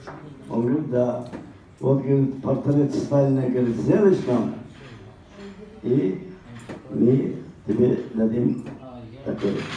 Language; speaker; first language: Russian; non-native, local second language; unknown